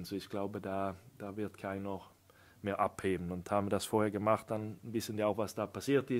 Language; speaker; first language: German; non-native, fluent; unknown